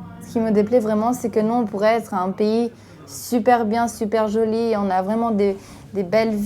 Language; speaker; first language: French; non-native, fluent; Romanian